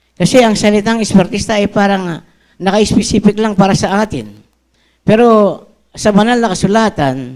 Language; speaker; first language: Filipino; non-native, local second language; Pampanga